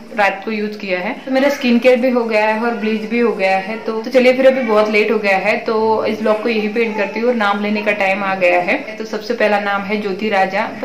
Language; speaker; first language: Hindi; non-native, local second language; Marathi